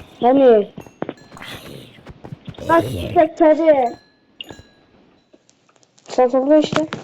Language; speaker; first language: Turkish; native; Turkish